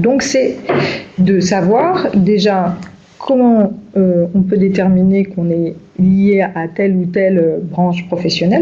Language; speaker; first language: French; native; French